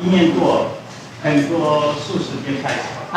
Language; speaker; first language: Chinese; non-native, learner; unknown